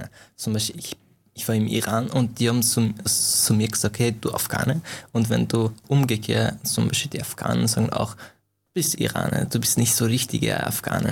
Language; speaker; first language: German; non-native, fluent; Persian